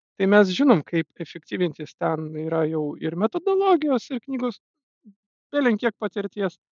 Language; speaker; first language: Lithuanian; non-native, local second language; Russian